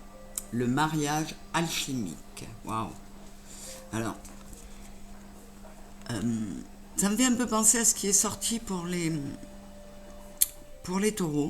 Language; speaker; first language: French; native; French